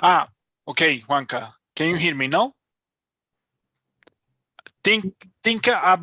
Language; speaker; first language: English; non-native, learner; Spanish